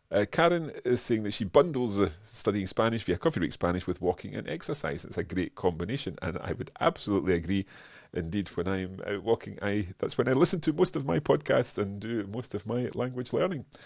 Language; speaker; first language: English; native; English